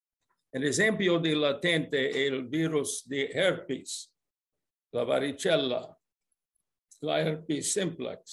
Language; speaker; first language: Italian; early bilingual, heritage; English